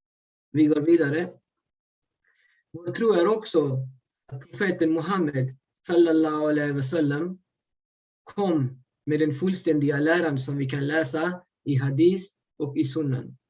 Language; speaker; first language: Swedish; early bilingual, other home language; Urdu